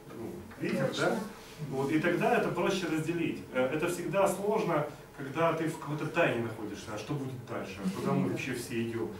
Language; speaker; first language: Russian; native; Russian